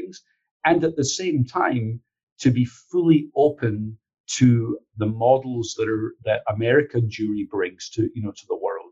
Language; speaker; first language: English; native; English